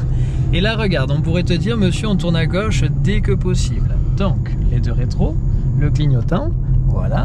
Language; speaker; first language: French; native; French